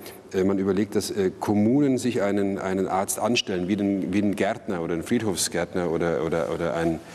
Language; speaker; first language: German; native; German